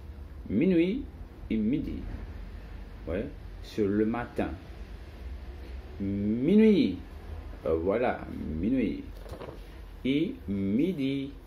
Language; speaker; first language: French; non-native, learner; Portuguese